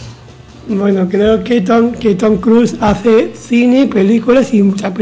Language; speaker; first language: Spanish; native; Spanish